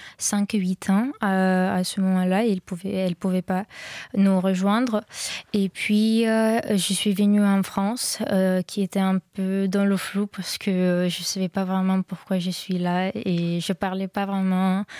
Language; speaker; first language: French; non-native, fluent; Ukrainian